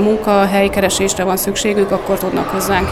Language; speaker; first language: Hungarian; native; Hungarian